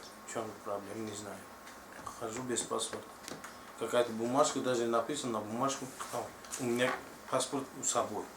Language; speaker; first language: Russian; non-native, learner; Tajik